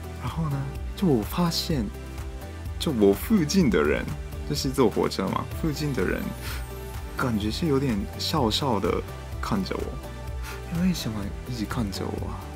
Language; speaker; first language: Chinese; non-native, fluent; Japanese